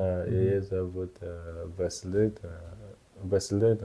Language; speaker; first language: Russian; non-native, learner; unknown